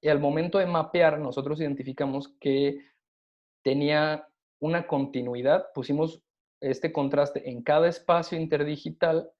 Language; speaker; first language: Spanish; native; Spanish